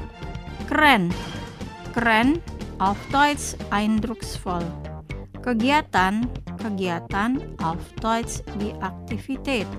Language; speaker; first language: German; non-native, fluent; Indonesian